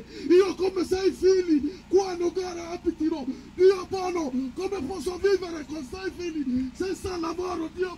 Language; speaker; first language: Italian; non-native, learner; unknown